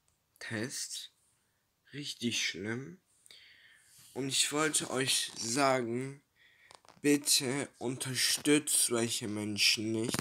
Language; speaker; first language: German; early bilingual, other home language; Turkish